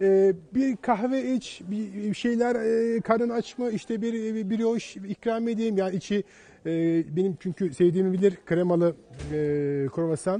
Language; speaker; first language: Turkish; native; Turkish